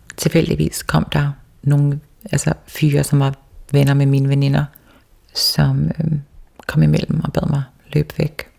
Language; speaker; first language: Danish; early bilingual, other home language; Faroese